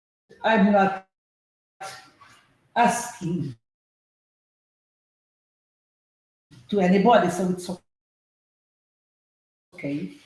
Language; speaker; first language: English; non-native, fluent; Portuguese